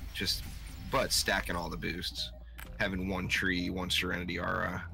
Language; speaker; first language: English; native; English